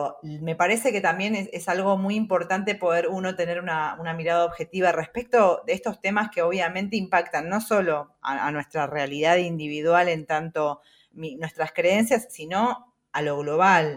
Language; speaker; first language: Spanish; native; Spanish